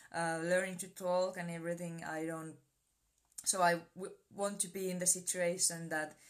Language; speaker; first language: English; non-native, fluent; Finnish